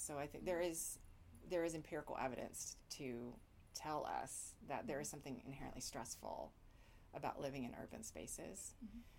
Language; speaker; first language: English; native; English